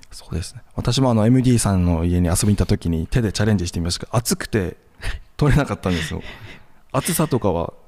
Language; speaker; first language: Japanese; native; Japanese